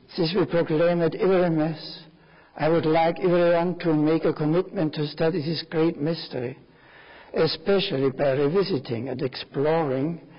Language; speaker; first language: English; non-native, fluent; German